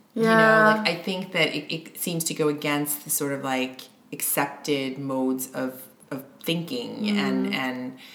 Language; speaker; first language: English; native; English